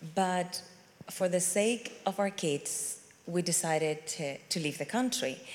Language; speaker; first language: English; non-native, fluent; Spanish